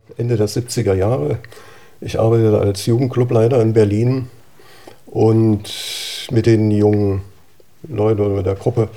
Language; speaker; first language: German; native; German